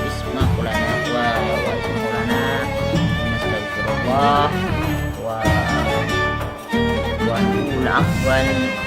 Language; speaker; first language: Arabic; non-native, learner; Indonesian